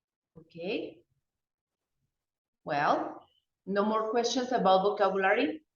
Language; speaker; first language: English; non-native, fluent; Spanish